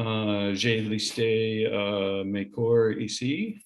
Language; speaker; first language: French; non-native, learner; English